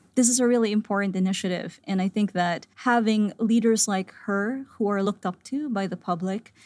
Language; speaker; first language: English; non-native, local second language; Filipino